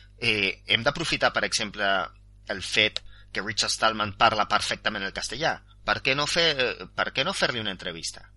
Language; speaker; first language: Catalan; non-native, local second language; Spanish